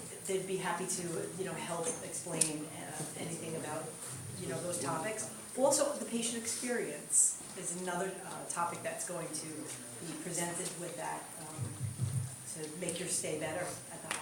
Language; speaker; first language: English; native; English